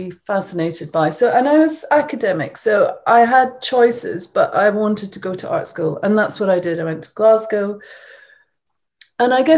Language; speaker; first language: English; native; English